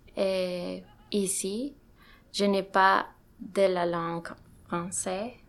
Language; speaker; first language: French; non-native, learner; Spanish